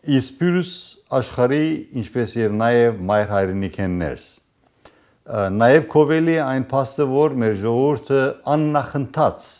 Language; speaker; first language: Armenian; native; Armenian